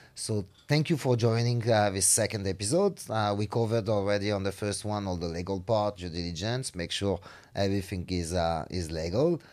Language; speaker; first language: English; non-native, fluent; French